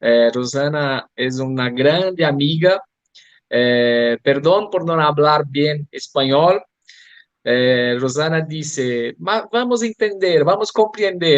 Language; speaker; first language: Spanish; non-native, learner; Portuguese